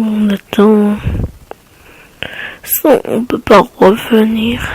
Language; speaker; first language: French; native; French